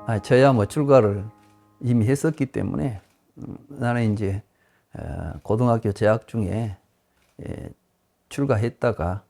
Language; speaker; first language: Korean; native; Korean